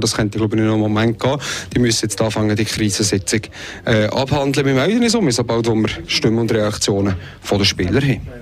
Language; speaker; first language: German; native; German